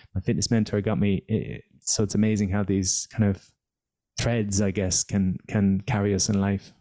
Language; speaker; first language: English; native; English